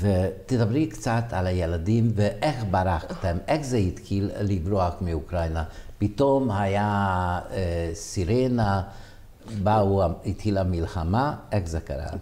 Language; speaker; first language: Hebrew; non-native, learner; Hungarian